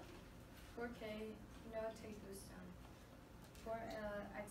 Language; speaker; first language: Spanish; non-native, learner; English